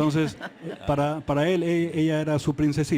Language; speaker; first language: Spanish; native; Spanish